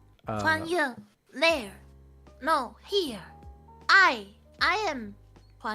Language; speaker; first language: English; non-native, learner; Min Nan Chinese